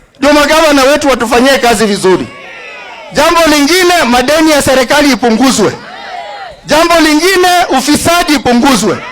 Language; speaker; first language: Swahili; native; Swahili